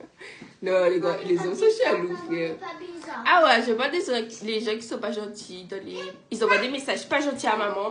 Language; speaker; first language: French; native; French